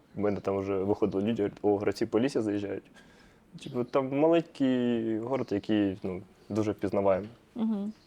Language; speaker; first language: Ukrainian; non-native, local second language; Russian